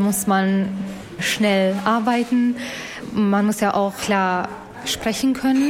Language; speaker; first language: German; non-native, fluent; Albanian